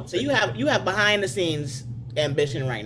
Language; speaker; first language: English; native; English